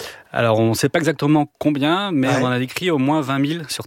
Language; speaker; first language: French; native; French